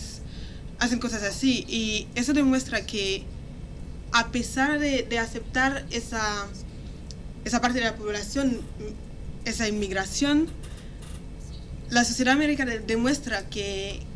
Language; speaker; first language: Spanish; non-native, fluent; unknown